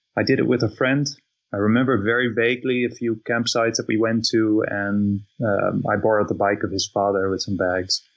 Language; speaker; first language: English; non-native, fluent; Dutch